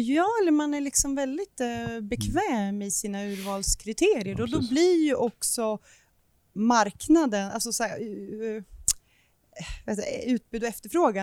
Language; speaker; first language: Swedish; native; Swedish